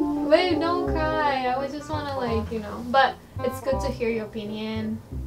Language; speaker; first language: English; non-native, fluent; Japanese